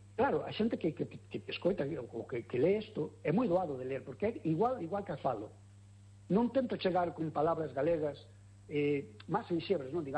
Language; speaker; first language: Galician; native; Galician